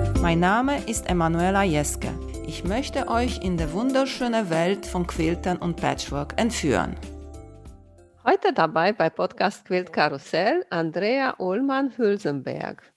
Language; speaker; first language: German; non-native, fluent; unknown